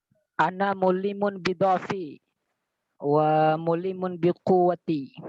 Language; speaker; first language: Arabic; non-native, learner; Indonesian